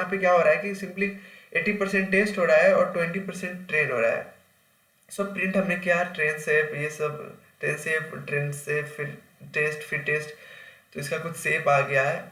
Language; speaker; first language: Hindi; native; Hindi